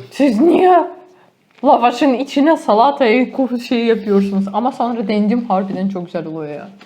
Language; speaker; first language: Turkish; early bilingual, heritage; Turkish